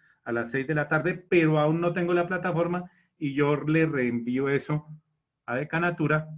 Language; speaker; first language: Spanish; native; Spanish